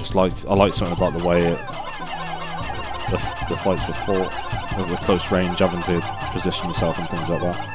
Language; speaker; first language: English; native; English